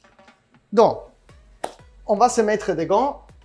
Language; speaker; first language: French; non-native, learner; Italian